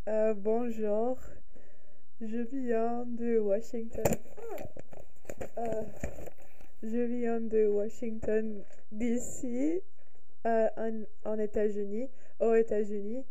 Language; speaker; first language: French; non-native, learner; English